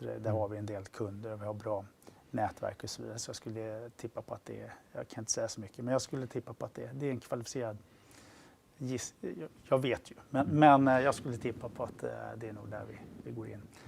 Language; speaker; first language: Swedish; native; Swedish